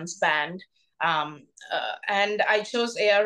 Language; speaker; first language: English; non-native, local second language; Bangla